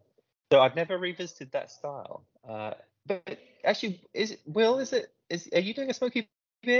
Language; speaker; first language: English; native; English